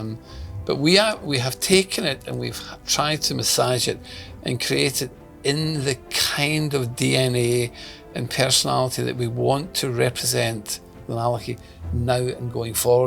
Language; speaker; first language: English; native; English